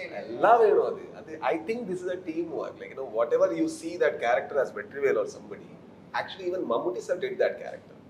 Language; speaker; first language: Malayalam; non-native, learner; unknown